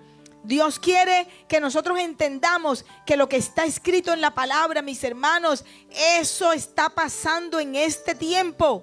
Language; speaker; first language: Spanish; native; Spanish